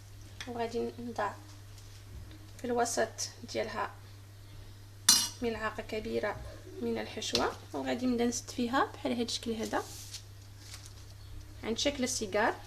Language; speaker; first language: Arabic; native; Arabic